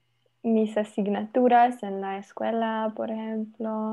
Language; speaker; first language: Spanish; non-native, learner; Slovenian